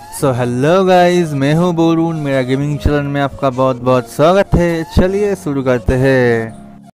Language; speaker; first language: Hindi; non-native, local second language; Bangla